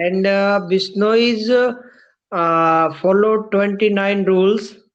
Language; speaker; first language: English; non-native, learner; Rajasthani